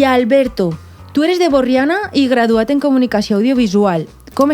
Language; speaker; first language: Catalan; native; Catalan